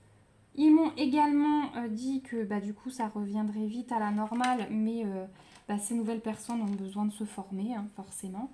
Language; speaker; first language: French; native; French